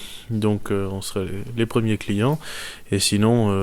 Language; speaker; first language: French; native; French